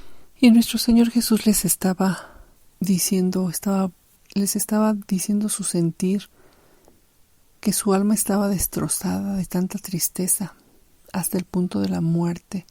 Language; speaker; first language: Spanish; native; Spanish